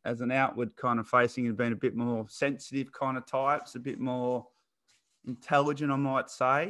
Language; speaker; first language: English; native; English